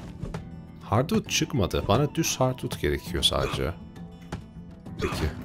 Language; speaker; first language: Turkish; native; Turkish